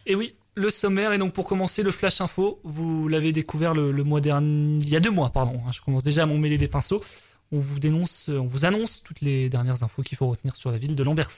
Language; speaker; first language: French; native; French